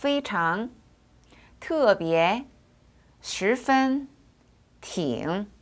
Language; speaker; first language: Chinese; non-native, fluent; Korean